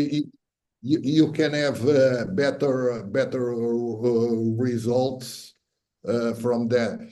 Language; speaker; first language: English; non-native, fluent; Portuguese